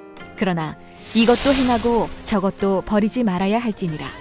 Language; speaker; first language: Korean; native; Korean